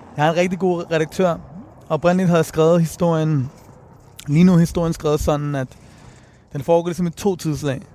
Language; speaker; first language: Danish; early bilingual, other home language; Persian